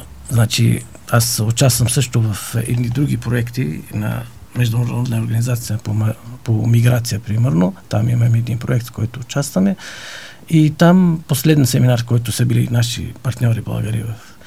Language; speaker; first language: Bulgarian; non-native, fluent; Arabic